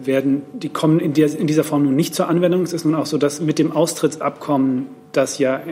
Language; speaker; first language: German; native; German